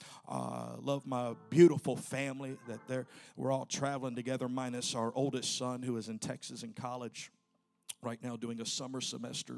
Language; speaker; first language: English; native; English